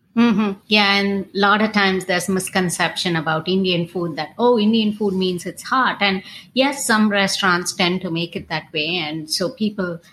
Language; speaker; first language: English; non-native, local second language; Tamil